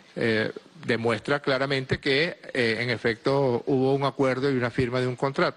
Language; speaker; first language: Spanish; native; Spanish